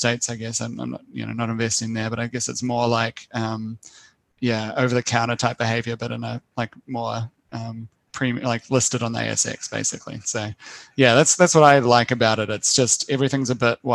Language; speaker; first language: English; native; English